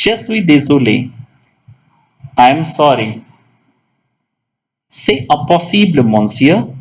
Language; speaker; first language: French; non-native, local second language; Hindi